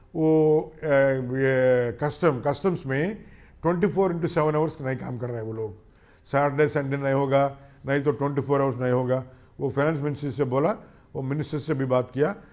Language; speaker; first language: Hindi; non-native, local second language; Telugu